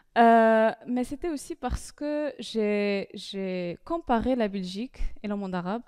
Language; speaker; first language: French; non-native, local second language; Arabic